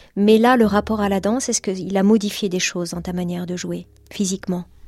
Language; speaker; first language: French; native; French